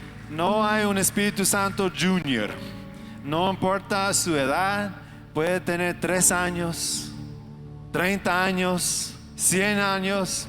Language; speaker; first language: Spanish; non-native, fluent; English